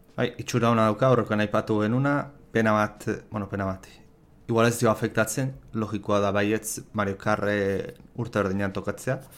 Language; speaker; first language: Basque; native; Basque